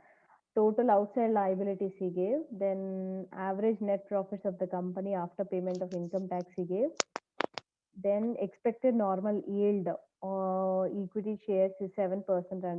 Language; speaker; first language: English; non-native, local second language; Telugu